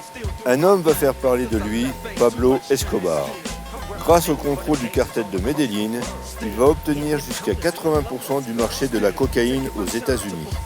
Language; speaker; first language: French; native; French